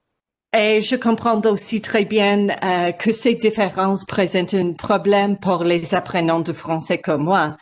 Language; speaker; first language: French; non-native, learner; English